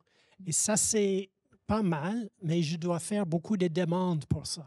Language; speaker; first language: French; non-native, fluent; English